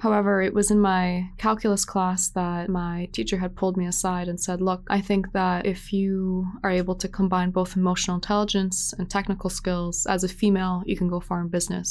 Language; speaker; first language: English; native; English